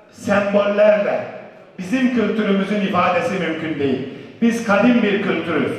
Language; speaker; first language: Turkish; native; Turkish